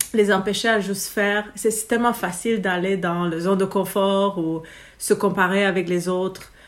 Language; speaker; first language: French; non-native, fluent; Romanian